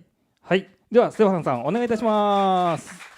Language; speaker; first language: Japanese; native; Japanese